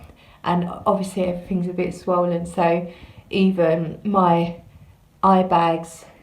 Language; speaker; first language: English; native; English